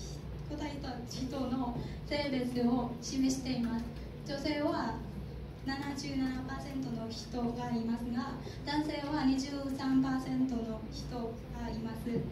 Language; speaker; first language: Japanese; non-native, learner; Thai